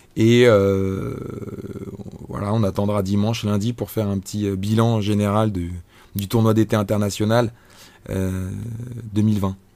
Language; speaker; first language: French; native; French